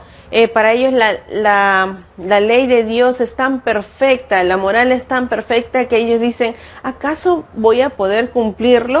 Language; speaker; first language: Spanish; native; Spanish